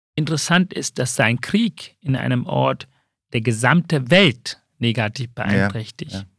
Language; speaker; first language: German; early bilingual, other home language; Sinhala